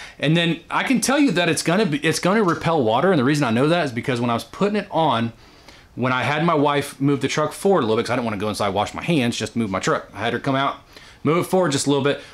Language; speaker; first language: English; native; English